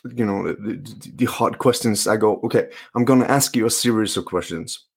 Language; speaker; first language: English; non-native, fluent; Norwegian